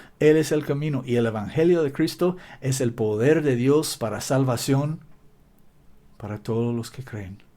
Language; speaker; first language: Spanish; non-native, fluent; English